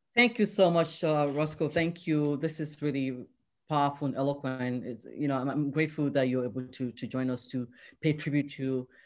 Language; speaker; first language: English; non-native, local second language; Yoruba